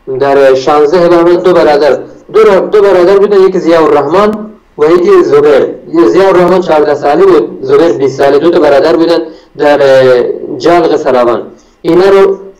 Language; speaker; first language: Persian; non-native, local second language; Baluchi